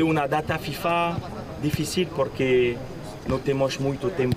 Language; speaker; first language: Portuguese; non-native, learner; French